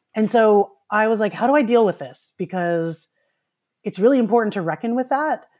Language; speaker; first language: English; early bilingual, other home language; Filipino